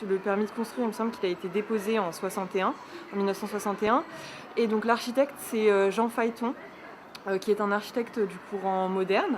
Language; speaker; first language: French; native; French